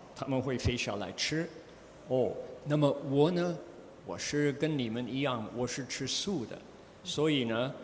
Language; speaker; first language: Chinese; non-native, fluent; English